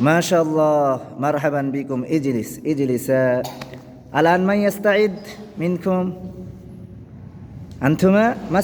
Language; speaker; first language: Arabic; non-native, fluent; Bangla